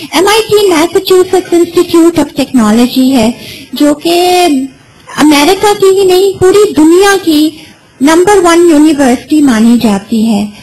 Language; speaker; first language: Urdu; native; Urdu